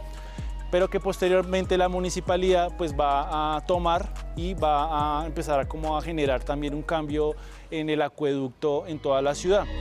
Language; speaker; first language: Spanish; native; Spanish